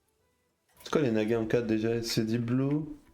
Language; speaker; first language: French; native; French